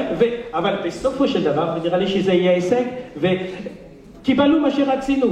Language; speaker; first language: Hebrew; non-native, fluent; French